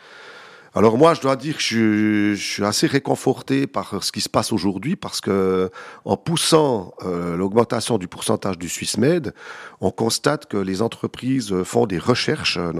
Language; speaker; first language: French; native; French